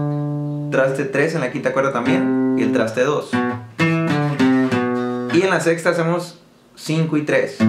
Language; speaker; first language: Spanish; native; Spanish